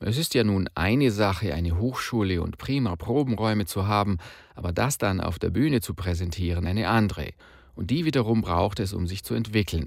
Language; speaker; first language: German; native; German